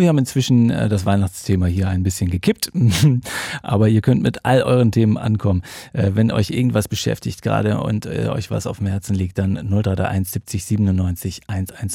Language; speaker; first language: German; native; German